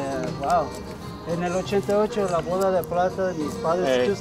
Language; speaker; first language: Spanish; early bilingual, heritage; Spanish